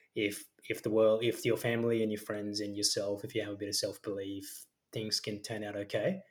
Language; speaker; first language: English; early bilingual, other home language; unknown